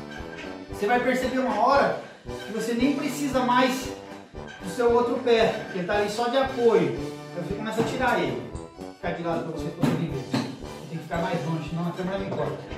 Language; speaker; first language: Portuguese; native; Portuguese